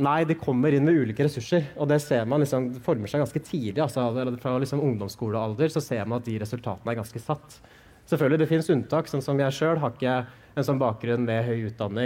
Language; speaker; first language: Norwegian; native; Norwegian